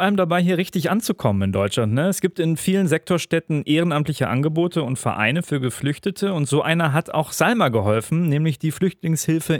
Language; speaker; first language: German; native; German